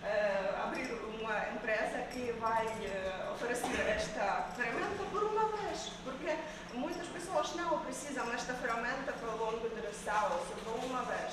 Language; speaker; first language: Portuguese; non-native, learner; Ukrainian